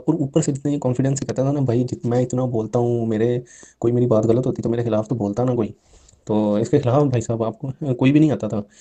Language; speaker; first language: Urdu; non-native, local second language; Punjabi